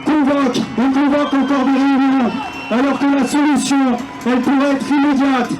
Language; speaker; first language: French; native; French